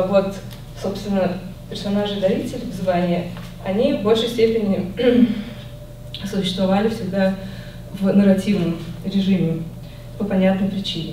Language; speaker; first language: Russian; native; Russian